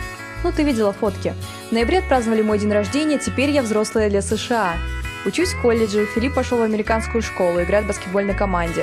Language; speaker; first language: Russian; native; Russian